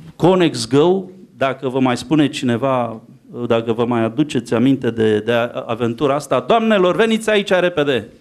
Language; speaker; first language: Romanian; native; Romanian